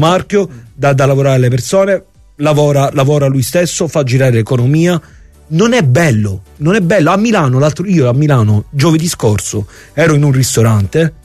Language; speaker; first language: Italian; native; Italian